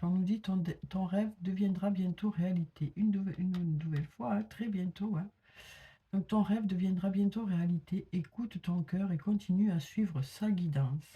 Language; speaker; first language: French; native; French